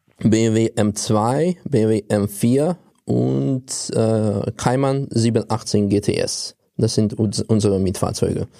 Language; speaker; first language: German; non-native, fluent; Russian